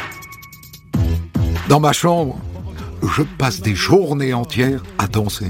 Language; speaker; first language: French; native; French